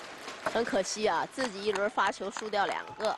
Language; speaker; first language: Chinese; native; Chinese